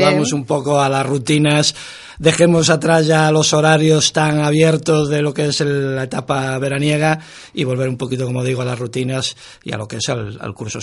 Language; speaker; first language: Spanish; native; Spanish